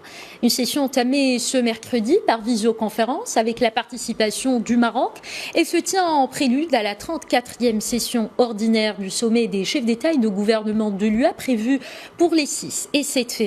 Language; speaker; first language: French; non-native, local second language; Arabic